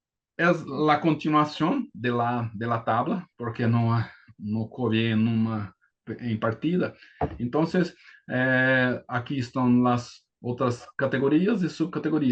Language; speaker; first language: Spanish; non-native, learner; Portuguese